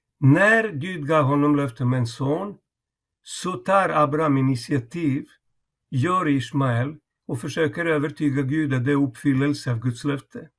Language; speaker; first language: Swedish; non-native, fluent; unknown